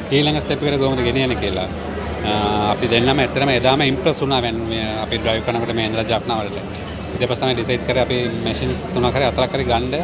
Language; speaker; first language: Sinhala; non-native, local second language; Tamil